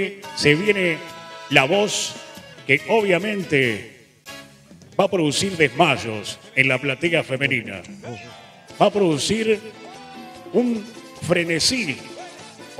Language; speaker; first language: Spanish; native; Spanish